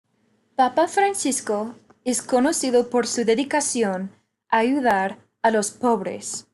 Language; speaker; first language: Spanish; non-native, learner; English